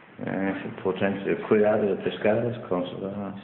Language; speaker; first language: Spanish; non-native, learner; English